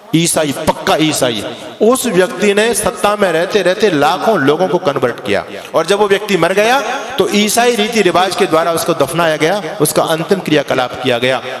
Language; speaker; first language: Hindi; native; Hindi